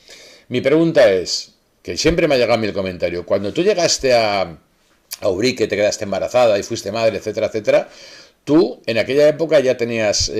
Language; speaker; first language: Spanish; native; Spanish